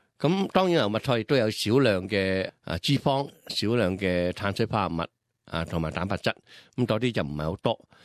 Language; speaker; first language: Cantonese; native; Cantonese